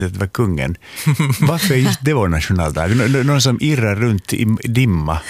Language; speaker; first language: Swedish; native; Swedish